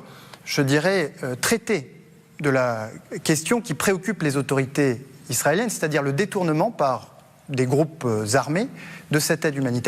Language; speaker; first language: French; native; French